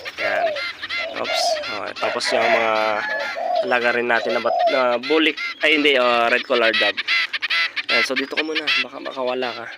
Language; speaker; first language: Filipino; native; Filipino